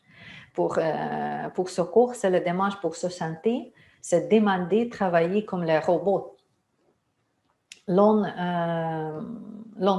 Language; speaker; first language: French; non-native, fluent; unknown